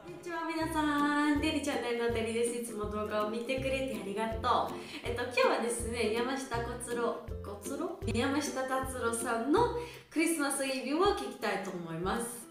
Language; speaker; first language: Japanese; non-native, learner; Georgian